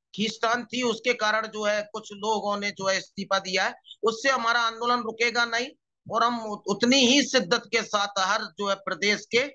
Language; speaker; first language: Hindi; native; Hindi